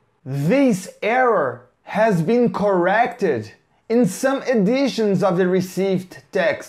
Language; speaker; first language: English; non-native, fluent; Portuguese